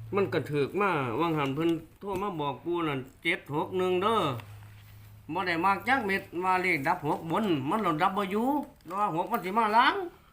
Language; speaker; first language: Thai; native; Thai